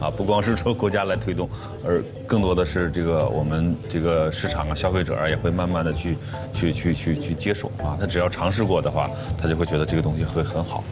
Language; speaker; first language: Chinese; native; Chinese